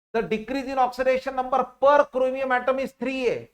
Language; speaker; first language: Hindi; non-native, local second language; Marathi